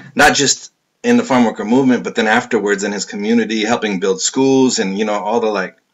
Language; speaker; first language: English; native; English